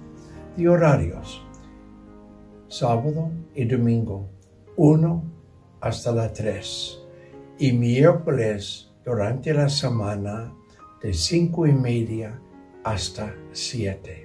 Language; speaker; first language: Spanish; non-native, learner; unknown